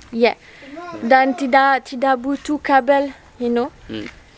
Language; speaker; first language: Indonesian; non-native, learner; French